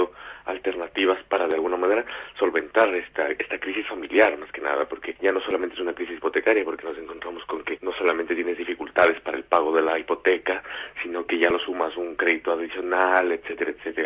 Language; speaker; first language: Spanish; native; Spanish